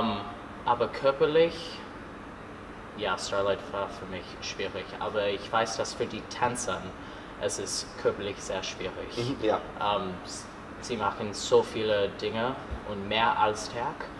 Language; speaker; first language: German; non-native, learner; English